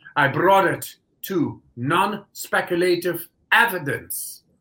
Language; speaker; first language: English; non-native, fluent; Dutch